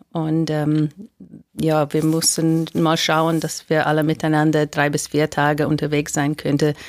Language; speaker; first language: German; non-native, fluent; English